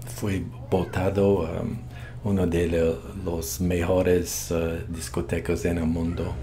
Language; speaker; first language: Spanish; non-native, learner; English